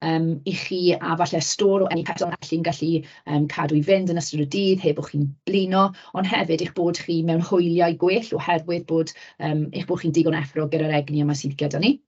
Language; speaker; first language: Welsh; native; Welsh